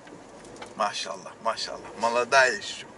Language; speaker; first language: Russian; non-native, learner; Turkish